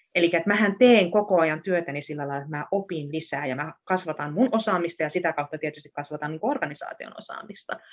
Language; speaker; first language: Finnish; native; Finnish